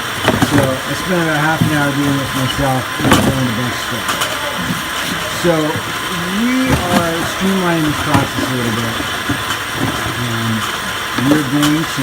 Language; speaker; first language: English; native; English